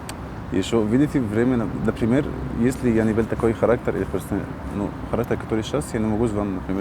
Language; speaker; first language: Russian; non-native, learner; Arabic